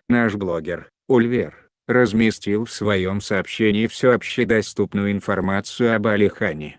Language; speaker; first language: Russian; non-native, local second language; Chechen